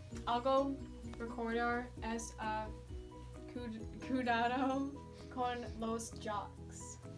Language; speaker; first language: Spanish; non-native, learner; English